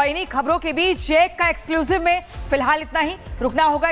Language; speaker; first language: Hindi; native; Hindi